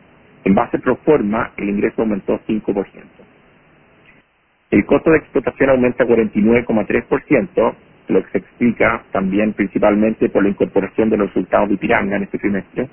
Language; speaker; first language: Spanish; native; Spanish